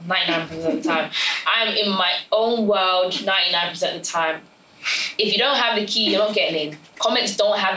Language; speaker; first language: English; native; English